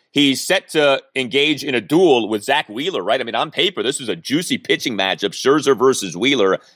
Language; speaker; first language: English; native; English